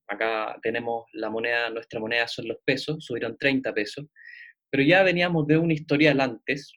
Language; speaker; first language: Spanish; native; Spanish